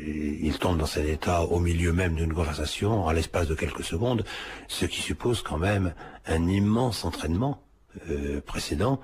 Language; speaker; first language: French; native; French